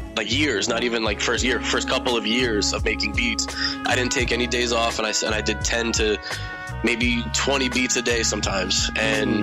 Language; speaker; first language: English; native; English